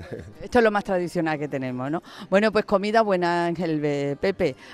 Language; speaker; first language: Spanish; native; Spanish